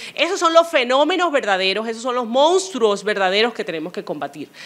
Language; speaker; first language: Spanish; native; Spanish